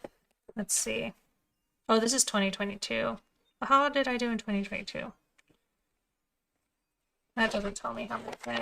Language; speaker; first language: English; native; English